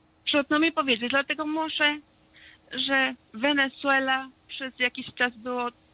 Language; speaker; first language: Polish; non-native, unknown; Spanish